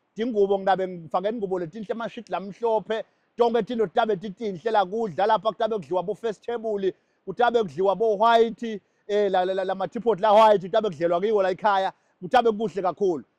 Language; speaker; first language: Zulu; non-native, local second language; Swati